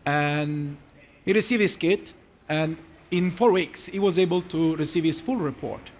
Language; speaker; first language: English; non-native, fluent; Italian